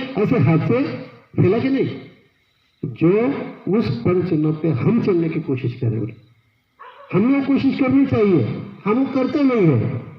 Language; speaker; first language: Hindi; non-native, local second language; Marathi